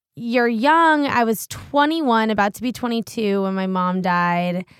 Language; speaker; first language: English; native; English